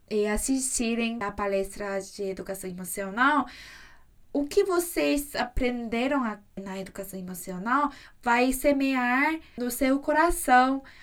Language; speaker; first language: Portuguese; non-native, fluent; Korean